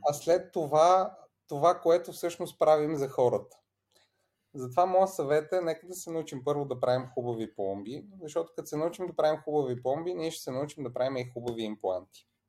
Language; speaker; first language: Bulgarian; early bilingual, other home language; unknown